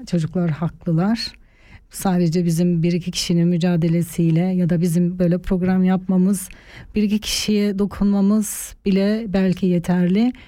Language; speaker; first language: Turkish; native; Turkish